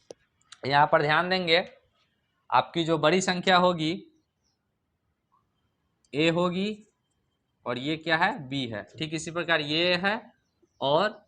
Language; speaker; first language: Hindi; native; Hindi